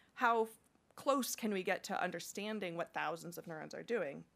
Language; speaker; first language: English; native; English